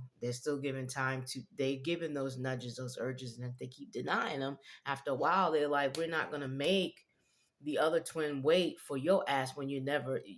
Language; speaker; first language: English; native; English